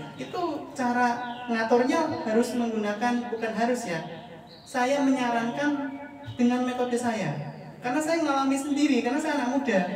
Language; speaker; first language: Indonesian; non-native, fluent; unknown